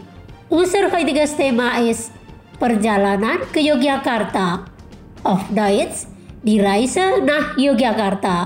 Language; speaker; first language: German; non-native, learner; Indonesian